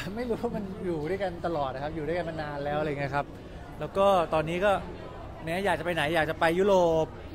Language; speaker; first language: Thai; native; Thai